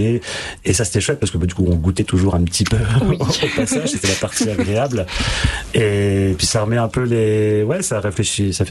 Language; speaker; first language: French; native; French